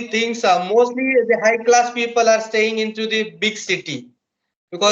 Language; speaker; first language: English; non-native, local second language; Marathi